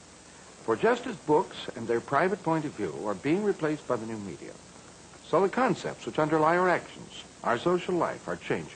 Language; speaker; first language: English; native; English